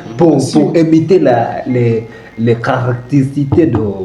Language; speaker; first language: French; non-native, learner; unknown